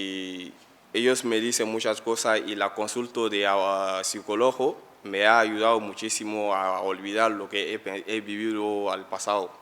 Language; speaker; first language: Spanish; non-native, learner; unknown